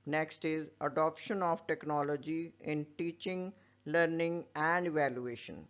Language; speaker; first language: English; non-native, local second language; Punjabi